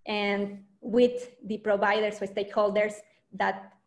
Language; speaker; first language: English; non-native, learner; Spanish